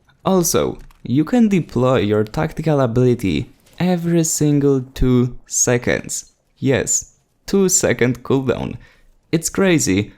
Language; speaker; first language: English; non-native, fluent; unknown